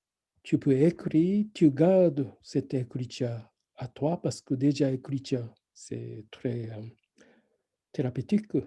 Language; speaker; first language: French; non-native, fluent; Japanese